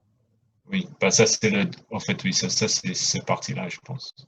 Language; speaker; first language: French; non-native, fluent; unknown